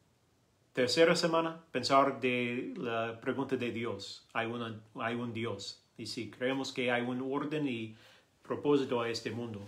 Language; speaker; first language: Spanish; non-native, learner; English